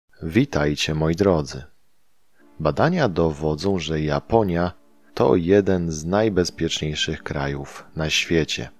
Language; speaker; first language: Polish; native; Polish